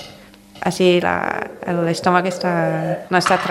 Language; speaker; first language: Catalan; non-native, fluent; English